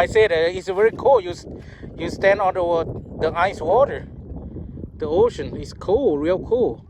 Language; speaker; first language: English; non-native, learner; Lao